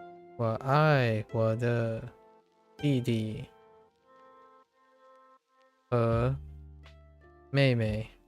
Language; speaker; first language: Chinese; non-native, learner; English